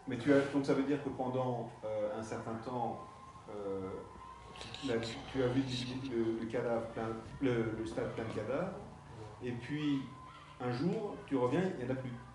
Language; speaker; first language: French; native; French